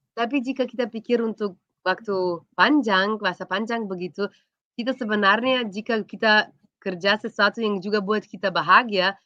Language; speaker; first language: Indonesian; non-native, fluent; Slovenian